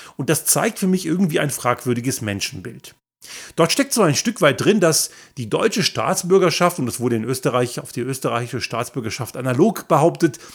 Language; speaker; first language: German; native; German